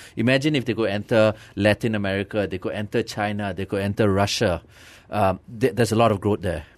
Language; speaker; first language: English; non-native, local second language; Tamil